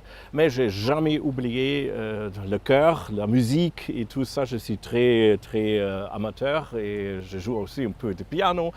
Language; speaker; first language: French; non-native, fluent; German